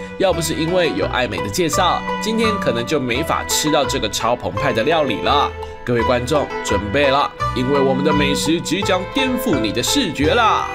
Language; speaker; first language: Chinese; native; Chinese